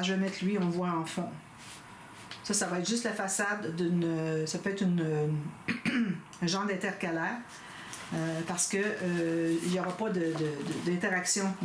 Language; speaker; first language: French; native; French